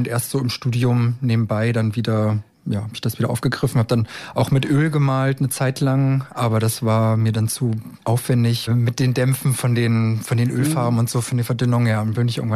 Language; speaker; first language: German; native; German